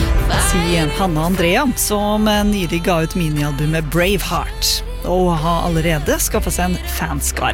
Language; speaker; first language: Norwegian; native; Norwegian